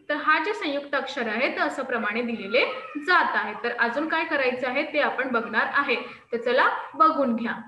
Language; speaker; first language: Marathi; non-native, local second language; Hindi